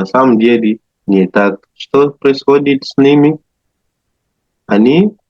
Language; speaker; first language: Russian; non-native, learner; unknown